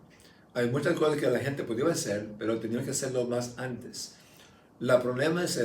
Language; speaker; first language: Spanish; early bilingual, heritage; Spanish